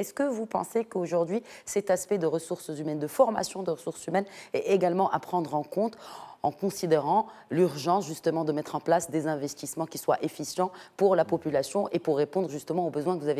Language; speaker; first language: French; non-native, local second language; Arabic